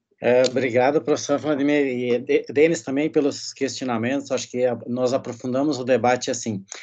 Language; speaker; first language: Portuguese; native; Portuguese